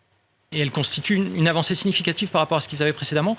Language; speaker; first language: French; native; French